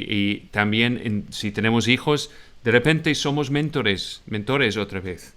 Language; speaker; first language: Spanish; non-native, fluent; English